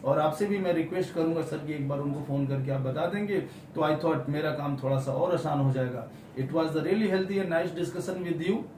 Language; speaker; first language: Hindi; native; Hindi